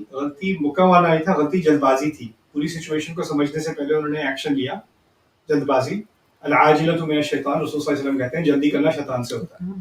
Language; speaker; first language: Urdu; early bilingual, heritage; Urdu